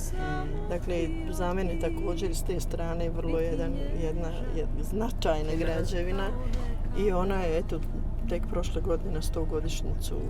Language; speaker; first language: Bosnian; native; Bosnian